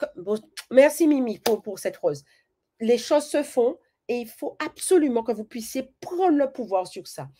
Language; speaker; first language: French; native; French